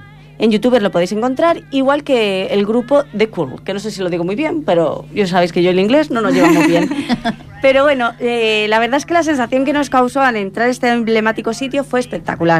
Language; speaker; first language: Spanish; native; Spanish